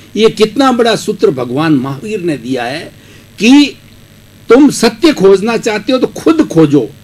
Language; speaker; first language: Hindi; native; Hindi